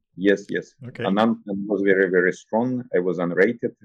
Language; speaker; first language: English; non-native, fluent; Russian